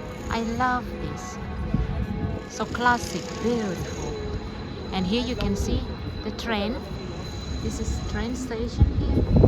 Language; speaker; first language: English; non-native, learner; Thai